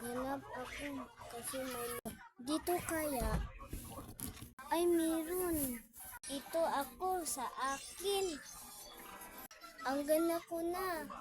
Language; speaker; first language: Filipino; non-native, local second language; Cebuano